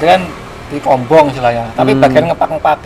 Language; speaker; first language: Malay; non-native, local second language; Javanese